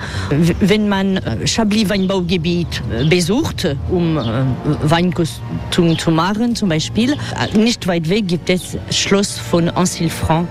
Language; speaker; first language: German; non-native, fluent; French